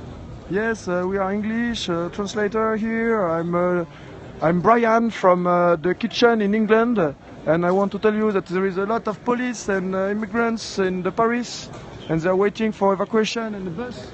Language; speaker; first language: English; non-native, learner; French